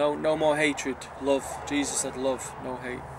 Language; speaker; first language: English; native; English